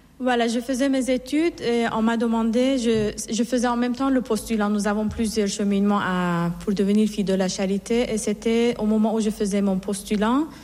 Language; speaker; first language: French; non-native, fluent; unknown